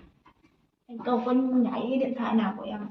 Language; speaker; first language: Vietnamese; native; Vietnamese